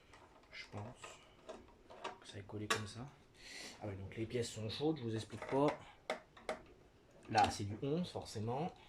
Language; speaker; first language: French; native; French